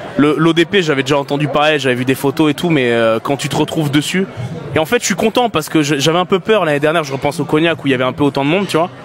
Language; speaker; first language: French; native; French